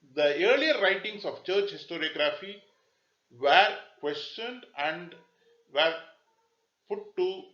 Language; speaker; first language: English; non-native, local second language; Tamil